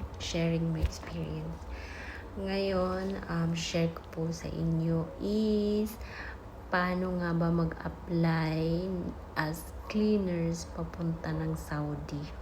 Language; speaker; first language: Filipino; non-native, local second language; Waray